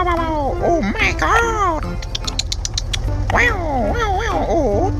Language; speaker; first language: English; non-native, learner; Khmer